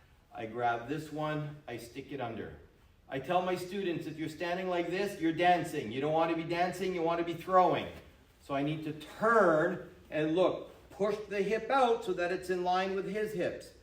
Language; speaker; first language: English; native; English